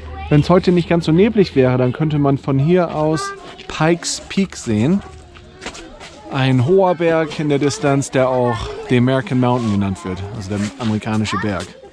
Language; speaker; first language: German; native; German